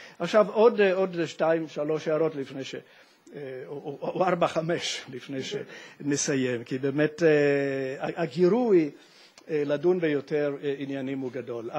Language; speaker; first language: Hebrew; non-native, fluent; Italian